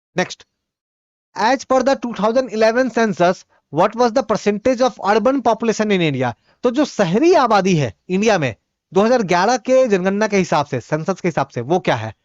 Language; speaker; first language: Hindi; non-native, local second language; Bhojpuri